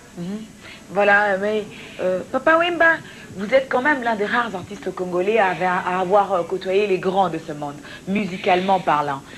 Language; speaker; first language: French; non-native, local second language; Lingala